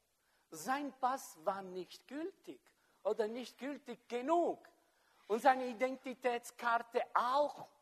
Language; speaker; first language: German; non-native, fluent; French